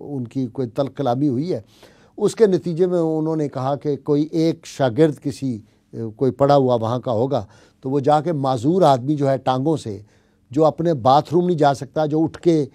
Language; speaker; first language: Hindi; native; Hindi